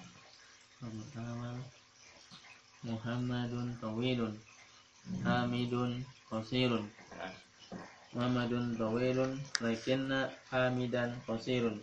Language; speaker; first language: Arabic; non-native, learner; Indonesian